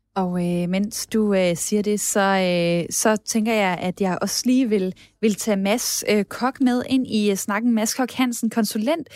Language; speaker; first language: Danish; native; Danish